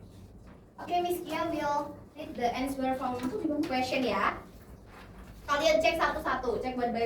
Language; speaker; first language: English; non-native, learner; Indonesian